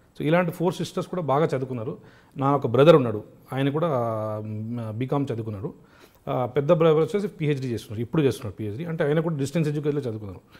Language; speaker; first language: Telugu; non-native, local second language; Urdu